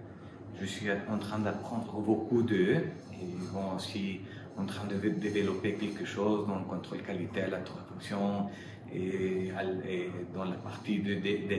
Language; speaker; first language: French; non-native, fluent; Spanish